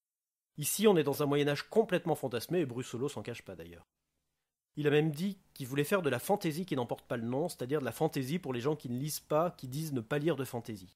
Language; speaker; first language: French; native; French